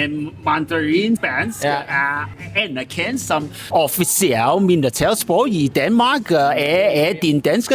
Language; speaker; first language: Danish; non-native, learner; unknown